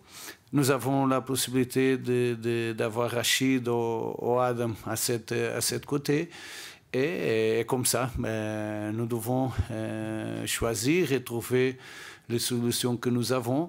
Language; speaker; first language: French; non-native, learner; Portuguese